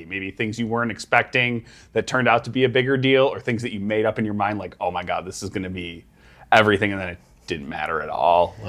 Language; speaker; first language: English; native; English